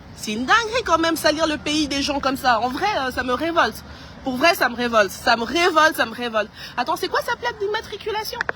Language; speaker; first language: French; non-native, local second language; Lingala